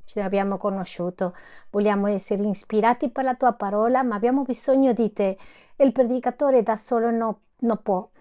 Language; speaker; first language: Italian; non-native, fluent; Spanish